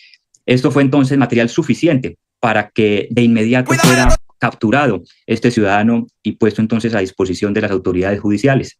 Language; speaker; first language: Spanish; native; Spanish